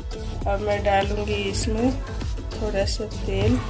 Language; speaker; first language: Hindi; native; Hindi